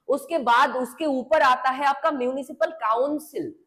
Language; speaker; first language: Hindi; non-native, local second language; Bangla